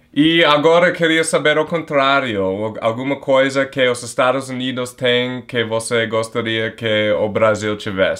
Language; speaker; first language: Portuguese; non-native, fluent; English